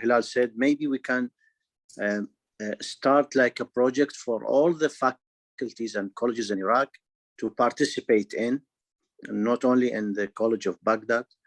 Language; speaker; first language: English; non-native, fluent; Arabic